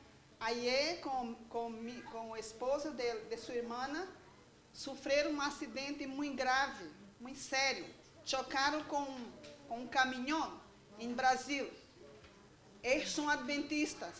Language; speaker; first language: Spanish; non-native, learner; Portuguese